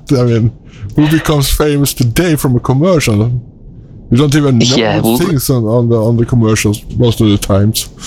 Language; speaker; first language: English; non-native, fluent; Swedish